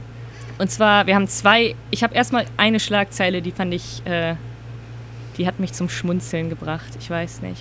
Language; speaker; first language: German; native; German